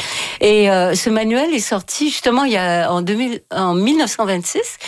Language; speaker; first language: French; native; French